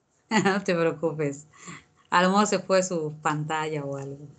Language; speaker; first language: Spanish; native; Spanish